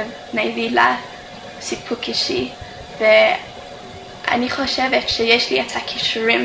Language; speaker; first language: Hebrew; non-native, fluent; English